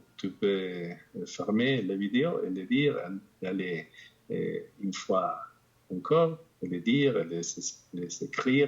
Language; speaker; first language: French; non-native, fluent; Spanish